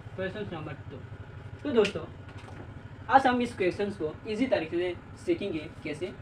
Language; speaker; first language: Hindi; non-native, local second language; Bangla